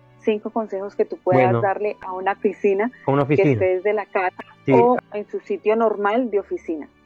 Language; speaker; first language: Spanish; native; Spanish